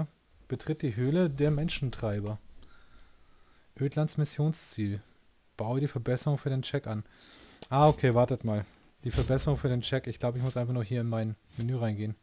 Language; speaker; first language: German; native; German